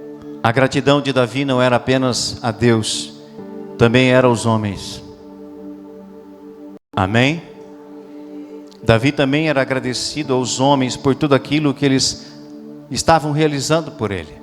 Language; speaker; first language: Portuguese; native; Portuguese